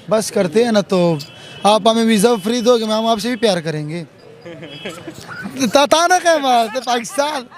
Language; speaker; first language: Hindi; non-native, fluent; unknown